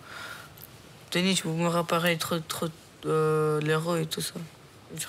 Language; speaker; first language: French; early bilingual, other home language; Romanian